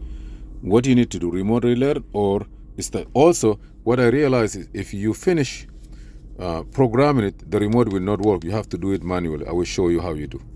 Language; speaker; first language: English; non-native, fluent; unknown